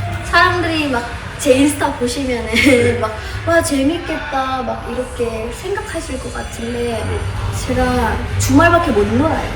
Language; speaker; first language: Korean; non-native, fluent; Indonesian